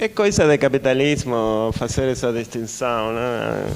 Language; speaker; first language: Portuguese; non-native, learner; Spanish